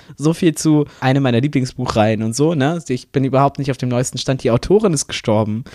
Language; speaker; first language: German; native; German